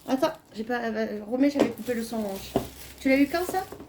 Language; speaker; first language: French; native; French